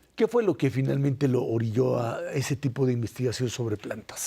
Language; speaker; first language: Spanish; native; Spanish